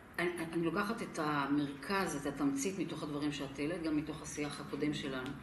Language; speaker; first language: Hebrew; non-native, local second language; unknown